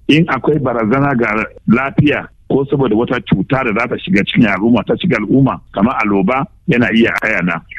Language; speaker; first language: Hausa; non-native, local second language; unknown